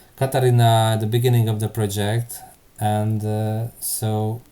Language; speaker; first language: English; non-native, fluent; Hungarian